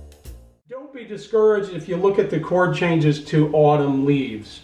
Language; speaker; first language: English; native; English